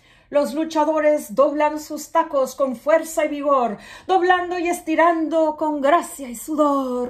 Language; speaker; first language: Spanish; early bilingual, other home language; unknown